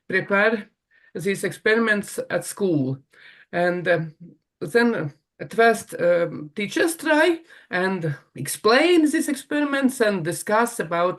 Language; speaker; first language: English; non-native, learner; Latvian